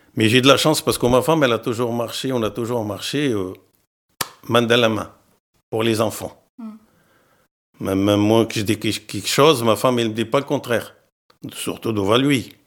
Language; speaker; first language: French; non-native, fluent; Arabic